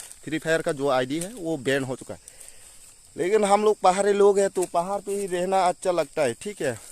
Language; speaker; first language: Hindi; non-native, local second language; Kok Borok